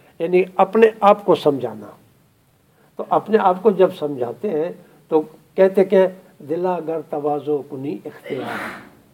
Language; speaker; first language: Urdu; non-native, local second language; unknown